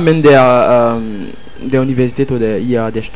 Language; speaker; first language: German; non-native, fluent; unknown